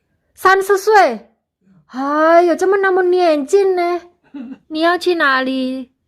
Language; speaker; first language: Chinese; non-native, learner; Indonesian